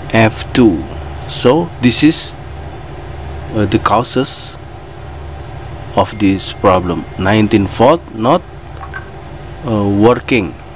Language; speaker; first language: English; non-native, learner; Indonesian